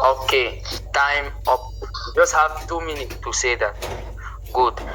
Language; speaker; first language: English; non-native, local second language; French